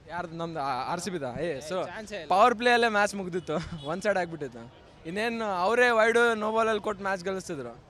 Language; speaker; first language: Kannada; native; Kannada